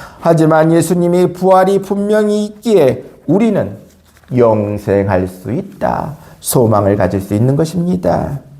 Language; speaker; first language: Korean; native; Korean